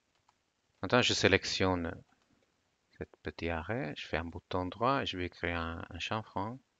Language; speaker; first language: French; non-native, fluent; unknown